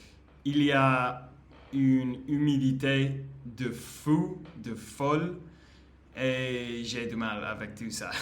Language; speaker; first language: French; non-native, learner; English